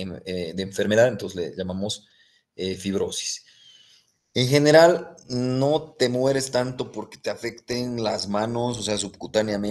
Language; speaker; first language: Spanish; native; Spanish